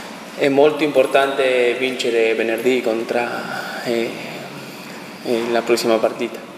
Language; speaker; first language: Italian; non-native, learner; Spanish